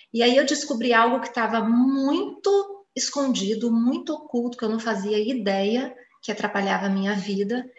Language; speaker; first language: Portuguese; native; Portuguese